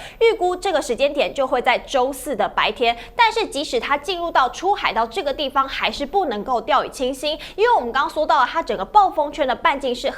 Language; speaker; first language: Chinese; native; Chinese